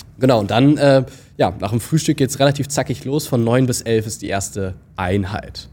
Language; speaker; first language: German; native; German